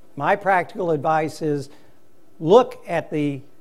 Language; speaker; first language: English; native; English